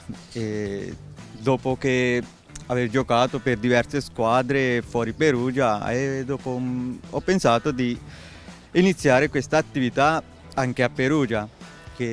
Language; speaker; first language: Italian; non-native, fluent; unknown